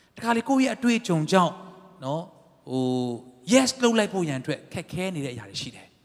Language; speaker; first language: Burmese; native; Burmese